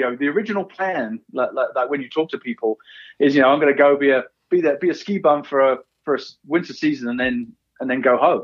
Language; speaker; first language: English; native; English